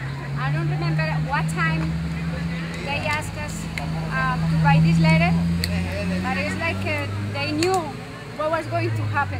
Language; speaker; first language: English; non-native, learner; Spanish